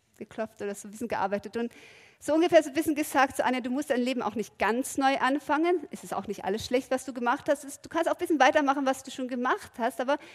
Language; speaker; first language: German; non-native, fluent; Norwegian